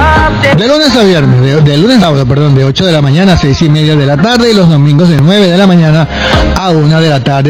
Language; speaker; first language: Spanish; native; Spanish